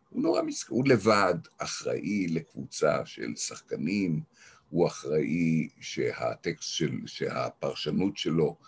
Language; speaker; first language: Hebrew; non-native, local second language; German